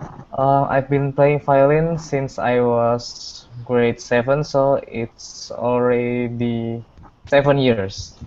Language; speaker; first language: English; non-native, fluent; Indonesian